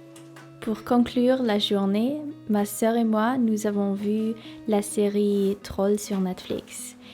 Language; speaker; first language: French; non-native, learner; English